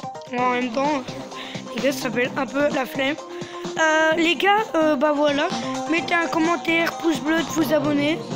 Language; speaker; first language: French; native; French